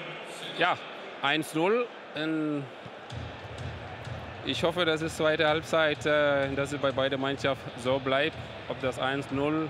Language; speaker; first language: German; non-native, learner; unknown